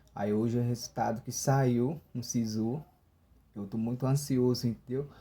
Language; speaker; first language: Portuguese; non-native, local second language; Ticuna